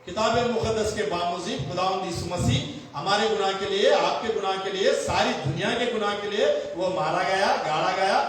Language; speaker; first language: Hindi; non-native, local second language; Telugu